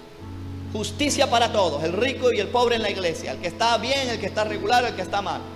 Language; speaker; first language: Spanish; native; Spanish